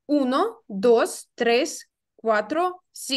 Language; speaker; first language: Spanish; non-native, fluent; Ukrainian